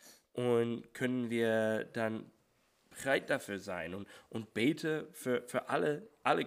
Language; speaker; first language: German; non-native, learner; English